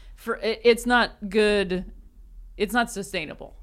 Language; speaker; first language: English; native; English